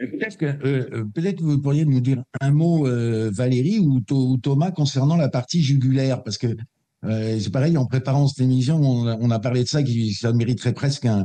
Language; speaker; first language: French; native; French